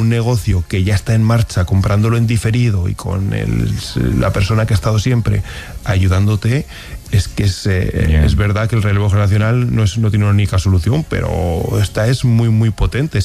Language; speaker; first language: Spanish; native; Spanish